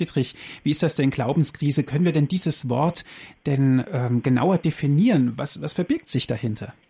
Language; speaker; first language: German; native; German